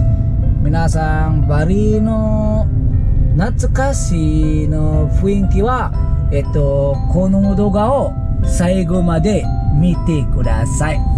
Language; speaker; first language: Japanese; non-native, fluent; Indonesian